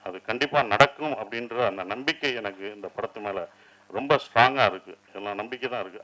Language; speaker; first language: Tamil; native; Tamil